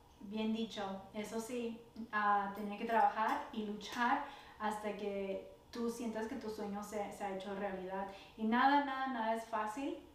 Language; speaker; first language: Spanish; early bilingual, heritage; Spanish